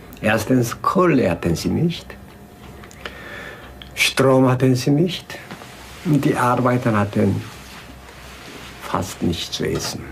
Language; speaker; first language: German; non-native, fluent; Korean